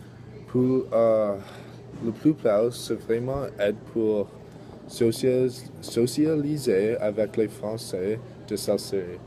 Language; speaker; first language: French; non-native, learner; English